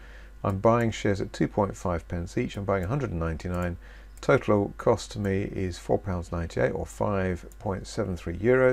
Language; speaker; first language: English; native; English